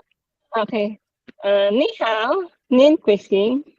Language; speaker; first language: Chinese; non-native, learner; Filipino